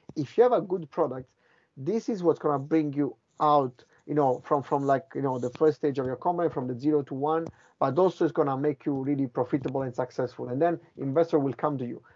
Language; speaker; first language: English; non-native, fluent; Italian